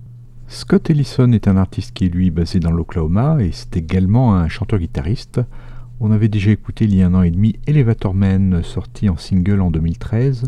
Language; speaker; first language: French; native; French